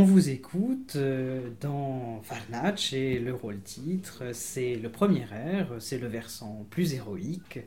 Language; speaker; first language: French; native; French